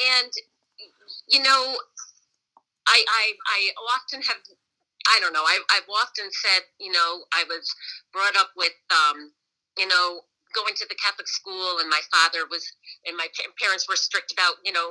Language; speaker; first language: English; native; English